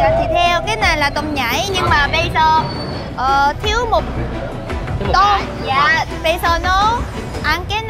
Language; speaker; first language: Vietnamese; non-native, fluent; Korean